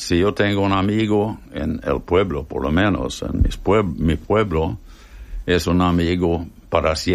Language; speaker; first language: Spanish; non-native, fluent; Swedish